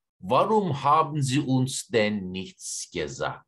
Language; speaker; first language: German; non-native, fluent; Turkish